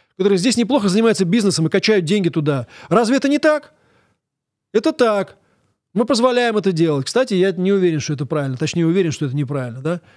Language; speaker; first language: Russian; native; Russian